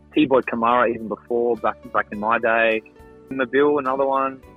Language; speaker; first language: English; non-native, local second language; Greek